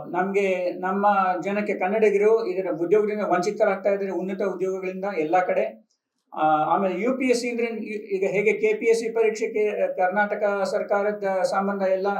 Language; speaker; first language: Kannada; non-native, local second language; Telugu